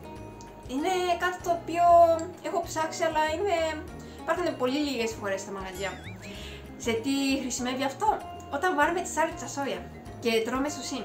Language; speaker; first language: Greek; non-native, fluent; Japanese